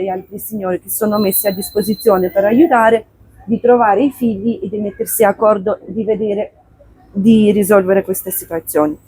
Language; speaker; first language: Italian; non-native, fluent; Ukrainian